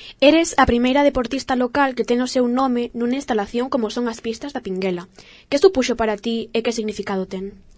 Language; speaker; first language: Galician; native; Galician